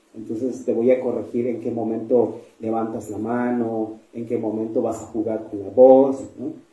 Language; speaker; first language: Spanish; non-native, local second language; Tzeltal